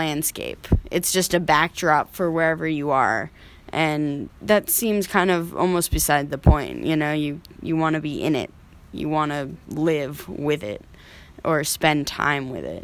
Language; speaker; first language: English; native; English